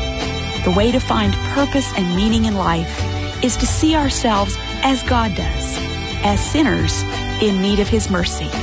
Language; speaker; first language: English; native; English